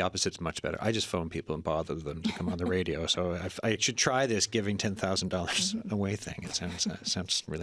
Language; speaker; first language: English; native; English